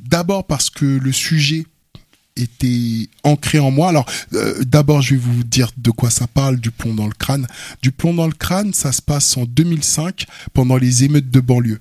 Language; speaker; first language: French; early bilingual, other home language; Wolof